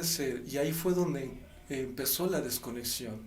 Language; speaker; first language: Spanish; native; Spanish